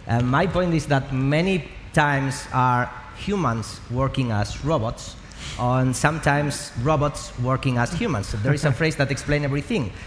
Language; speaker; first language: English; non-native, learner; Spanish